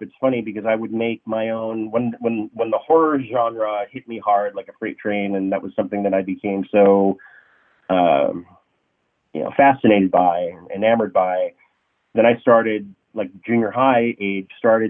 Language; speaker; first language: English; native; English